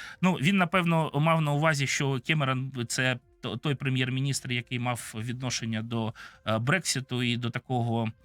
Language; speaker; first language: Ukrainian; non-native, local second language; Russian